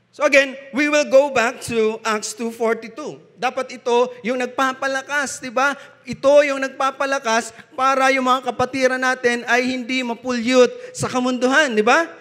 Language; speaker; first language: Filipino; non-native, local second language; Bikol